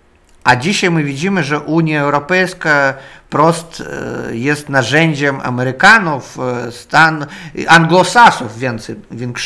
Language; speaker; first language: Polish; non-native, learner; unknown